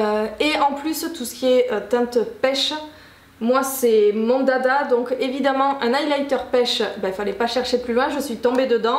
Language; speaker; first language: French; native; French